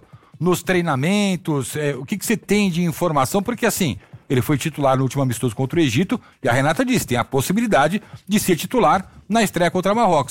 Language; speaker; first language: Portuguese; native; Portuguese